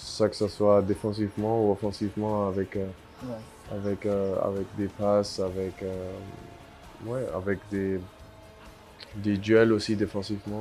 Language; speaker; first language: French; non-native, fluent; German